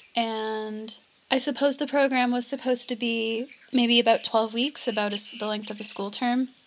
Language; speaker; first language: English; native; English